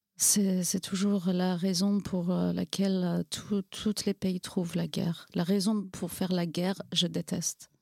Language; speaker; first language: French; non-native, fluent; Kurdish